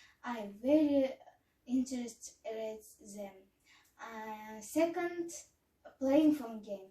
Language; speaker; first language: English; non-native, learner; Kazakh